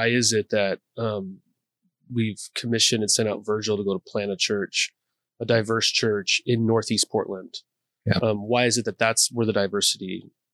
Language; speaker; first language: English; native; English